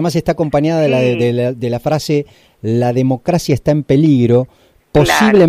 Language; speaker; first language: Spanish; native; Spanish